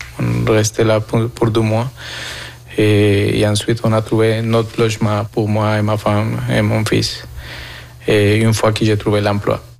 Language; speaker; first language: French; non-native, fluent; Spanish